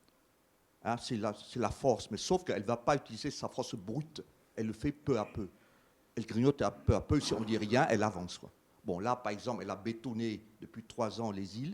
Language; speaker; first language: French; native; French